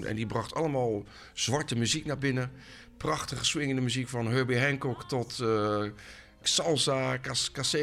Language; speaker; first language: Dutch; native; Dutch